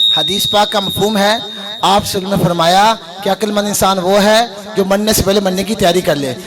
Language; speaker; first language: Urdu; non-native, local second language; Punjabi